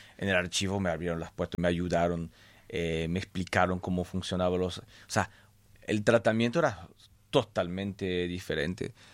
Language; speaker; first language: Spanish; non-native, fluent; French